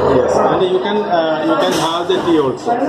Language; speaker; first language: English; non-native, local second language; Malayalam